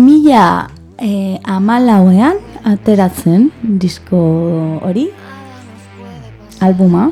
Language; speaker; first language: Basque; non-native, learner; Spanish